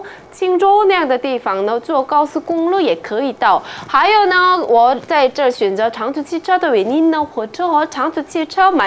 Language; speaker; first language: Chinese; non-native, fluent; Korean